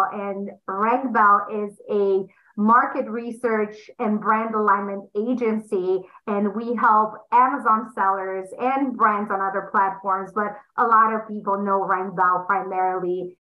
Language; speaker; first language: English; non-native, fluent; Romanian